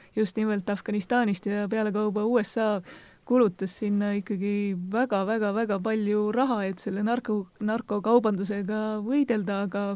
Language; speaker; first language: Estonian; native; Estonian